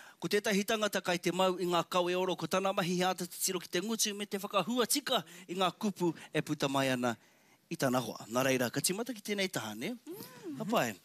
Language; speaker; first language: Māori; native; Māori